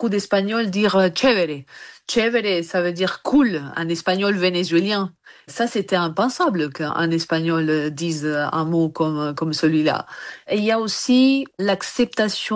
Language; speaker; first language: French; non-native, fluent; Spanish